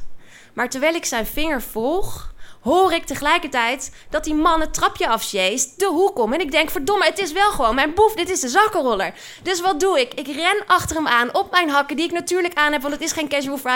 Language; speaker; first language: Dutch; native; Dutch